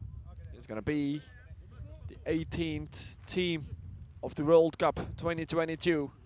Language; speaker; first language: English; non-native, fluent; Turkish